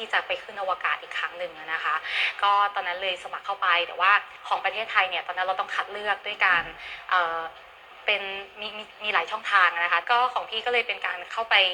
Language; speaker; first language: Thai; native; Thai